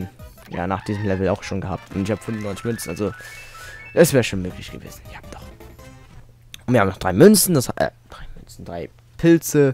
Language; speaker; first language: German; native; German